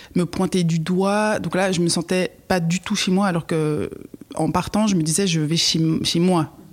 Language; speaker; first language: French; native; French